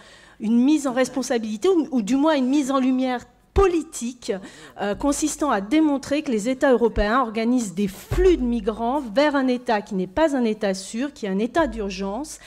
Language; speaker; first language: French; native; French